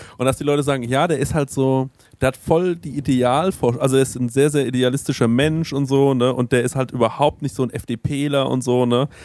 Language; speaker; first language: German; native; German